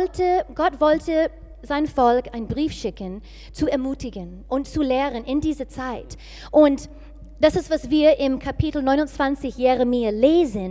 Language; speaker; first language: German; non-native, fluent; English